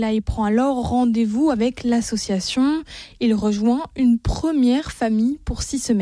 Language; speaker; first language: French; native; French